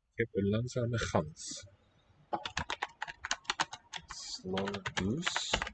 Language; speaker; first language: Dutch; non-native, learner; English